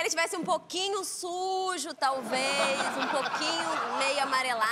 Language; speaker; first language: Portuguese; native; Portuguese